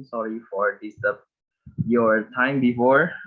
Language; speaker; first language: English; non-native, learner; Indonesian